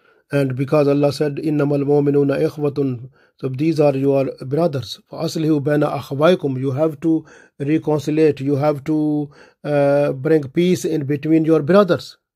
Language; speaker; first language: English; non-native, local second language; Urdu